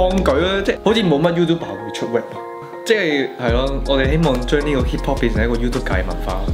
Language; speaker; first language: Chinese; native; Chinese